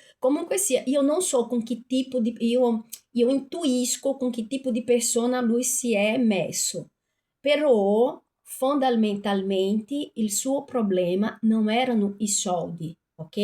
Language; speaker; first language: Italian; non-native, fluent; Portuguese